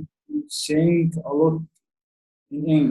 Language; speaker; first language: English; non-native, learner; Arabic